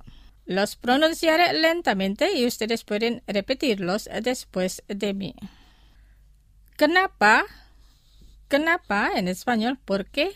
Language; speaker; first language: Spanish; non-native, fluent; Indonesian